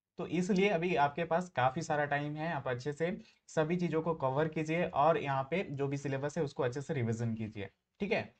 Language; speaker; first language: Hindi; native; Hindi